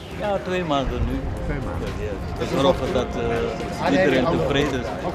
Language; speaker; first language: Dutch; non-native, learner; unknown